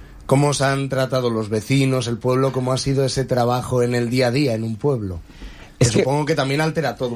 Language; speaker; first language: Spanish; native; Spanish